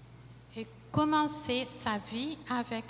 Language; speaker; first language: French; non-native, fluent; Portuguese